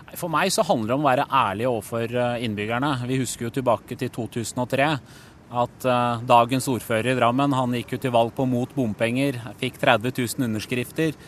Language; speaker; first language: Norwegian; early bilingual, other home language; Persian